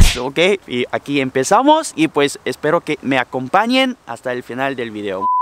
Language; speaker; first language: Spanish; non-native, fluent; Korean